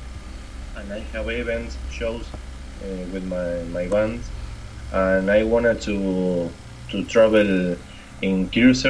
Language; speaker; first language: English; non-native, learner; Spanish